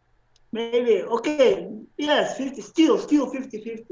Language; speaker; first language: English; non-native, learner; Slovenian